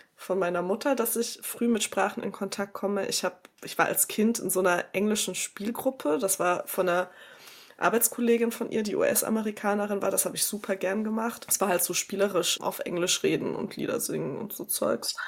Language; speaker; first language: German; native; German